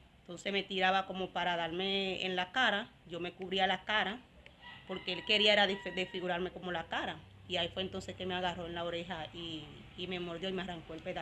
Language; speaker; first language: Spanish; native; Spanish